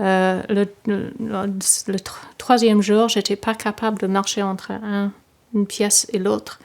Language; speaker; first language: French; non-native, fluent; English